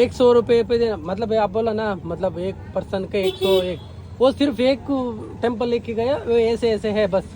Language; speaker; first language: Hindi; non-native, local second language; Kannada